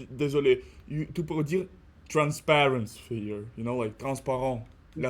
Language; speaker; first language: French; non-native, learner; Russian